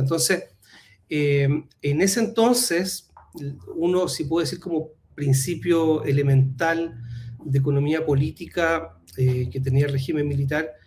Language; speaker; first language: Spanish; native; Spanish